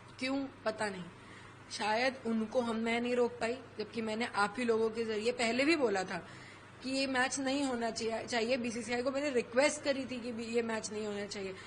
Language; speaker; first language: Hindi; native; Hindi